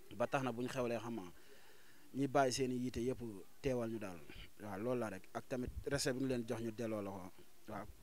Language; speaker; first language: Wolof; native; Wolof